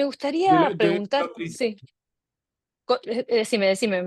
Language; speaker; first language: Spanish; native; Spanish